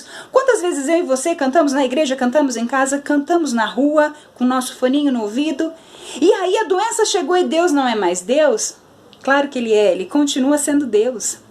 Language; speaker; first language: Portuguese; native; Portuguese